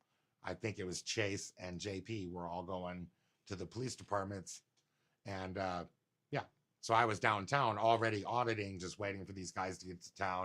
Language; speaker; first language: English; native; English